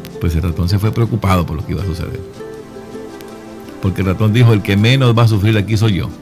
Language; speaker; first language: Spanish; native; Spanish